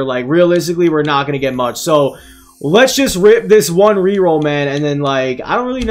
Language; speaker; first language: English; native; English